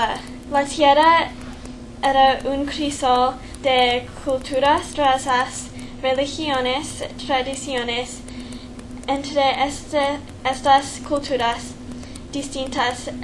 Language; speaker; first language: Spanish; non-native, learner; English